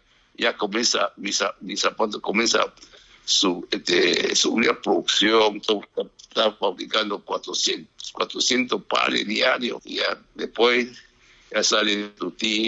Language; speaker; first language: Spanish; non-native, learner; Chinese